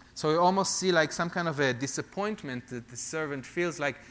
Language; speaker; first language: English; non-native, fluent; Hebrew